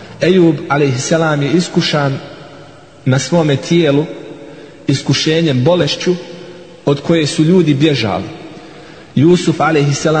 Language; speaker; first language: Bosnian; non-native, fluent; Arabic